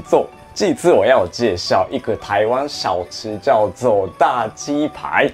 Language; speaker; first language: Chinese; non-native, fluent; Japanese